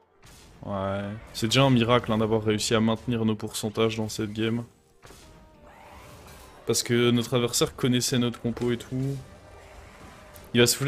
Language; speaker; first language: French; native; French